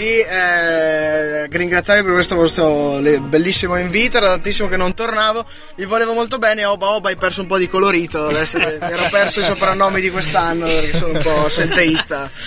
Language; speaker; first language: Italian; native; Italian